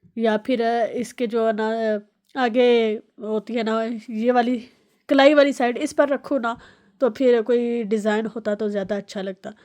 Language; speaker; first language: Urdu; non-native, local second language; Pahari-Potwari